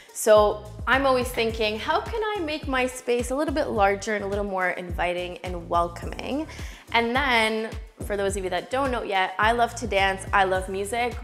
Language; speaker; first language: English; native; English